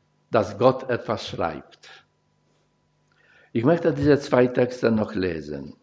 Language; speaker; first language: German; non-native, fluent; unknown